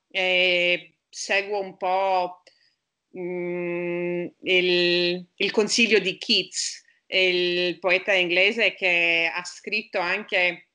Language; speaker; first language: Italian; non-native, fluent; English